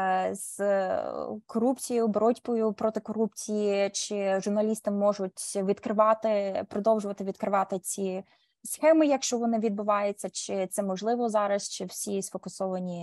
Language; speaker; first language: Ukrainian; early bilingual, heritage; Ukrainian